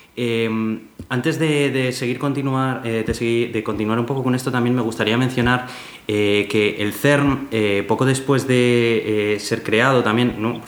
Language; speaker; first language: Spanish; native; Spanish